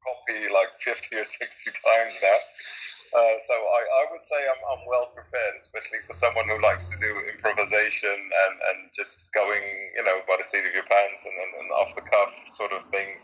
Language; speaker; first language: English; non-native, fluent; Dutch